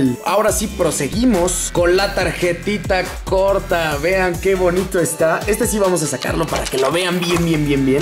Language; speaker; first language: Spanish; native; Spanish